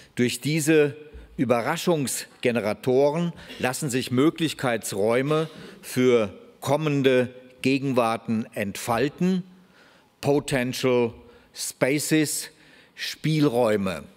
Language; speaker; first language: German; native; German